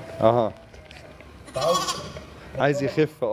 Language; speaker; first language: Arabic; native; Arabic